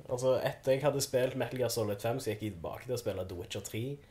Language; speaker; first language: Norwegian; native; Norwegian